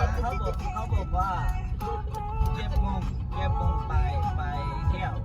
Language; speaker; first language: Thai; non-native, learner; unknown